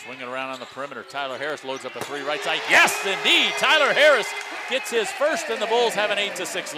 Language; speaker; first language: English; native; English